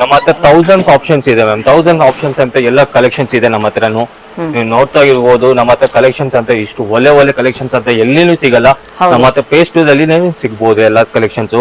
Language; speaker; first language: Kannada; non-native, local second language; Telugu